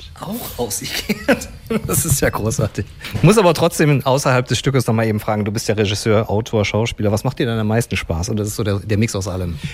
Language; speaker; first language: German; native; German